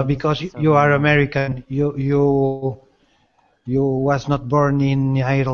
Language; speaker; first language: English; non-native, learner; Spanish